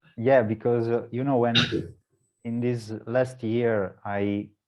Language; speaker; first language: English; non-native, learner; Italian